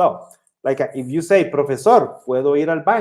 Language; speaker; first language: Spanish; non-native, fluent; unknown